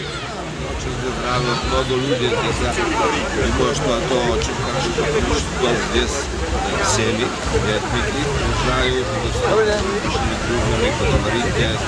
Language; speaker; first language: Russian; non-native, learner; Czech